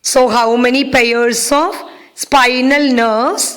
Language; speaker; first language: English; non-native, local second language; Malayalam